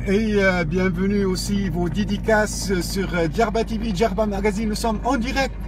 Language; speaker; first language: French; non-native, local second language; Arabic